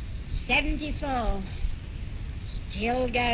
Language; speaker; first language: English; native; English